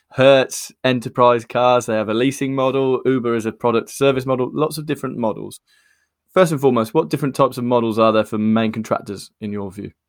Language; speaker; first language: English; native; English